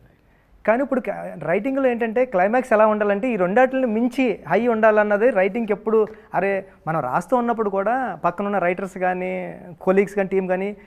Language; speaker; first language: Telugu; native; Telugu